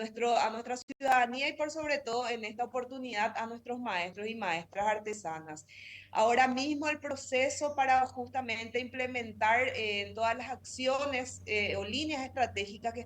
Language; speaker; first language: Spanish; native; Spanish